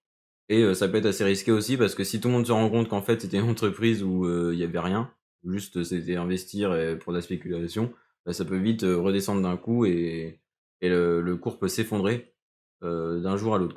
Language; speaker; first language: French; native; French